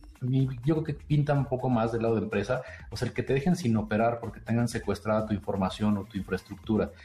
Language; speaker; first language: Spanish; native; Spanish